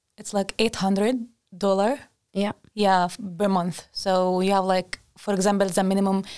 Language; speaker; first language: English; non-native, fluent; Arabic